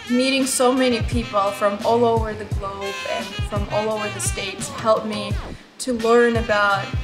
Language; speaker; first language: English; non-native, fluent; Azerbaijani